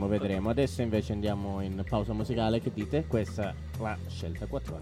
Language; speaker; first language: Italian; native; Italian